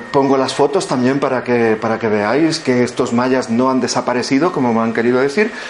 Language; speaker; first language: Spanish; native; Spanish